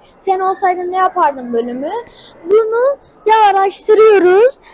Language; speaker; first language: Turkish; native; Turkish